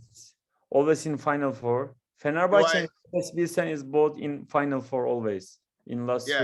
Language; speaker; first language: English; non-native, learner; Turkish